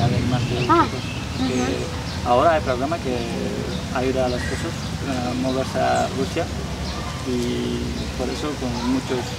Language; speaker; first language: Spanish; non-native, learner; Uzbek